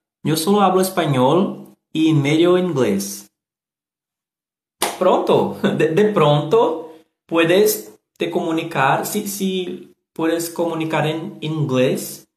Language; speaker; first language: Spanish; non-native, learner; Portuguese